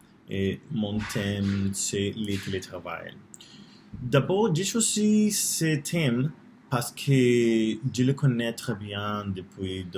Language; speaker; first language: French; non-native, learner; Spanish